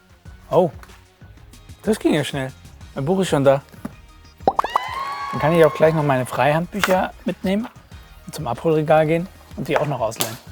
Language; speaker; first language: German; native; German